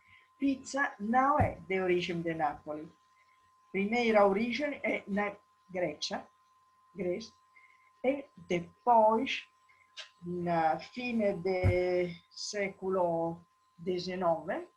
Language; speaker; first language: Portuguese; non-native, learner; Italian